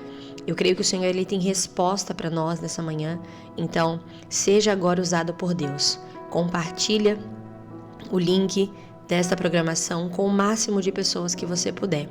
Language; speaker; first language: Portuguese; native; Portuguese